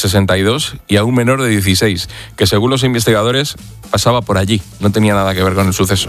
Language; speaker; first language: Spanish; native; Spanish